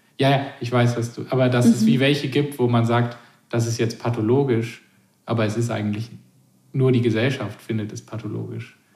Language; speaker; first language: German; native; German